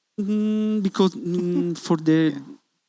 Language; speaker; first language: English; non-native, learner; Italian